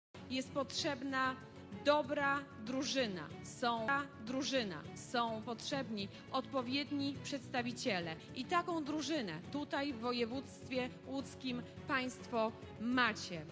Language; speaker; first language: Polish; native; Polish